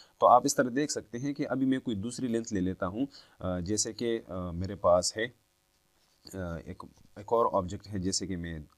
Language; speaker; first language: Hindi; native; Hindi